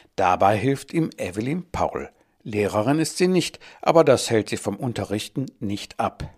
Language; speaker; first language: German; native; German